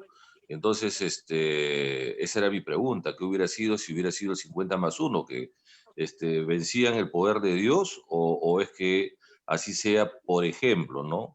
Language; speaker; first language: Spanish; native; Spanish